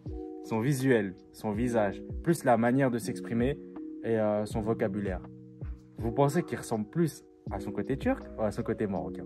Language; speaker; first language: French; early bilingual, other home language; Turkish